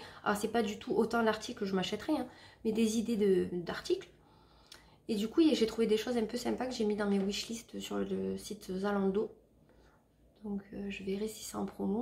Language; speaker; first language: French; native; French